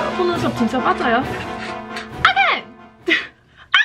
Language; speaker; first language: Korean; non-native, learner; English